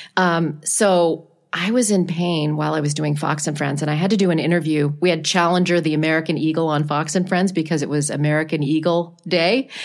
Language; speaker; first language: English; native; English